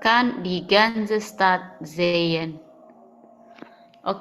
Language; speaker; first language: German; non-native, learner; Indonesian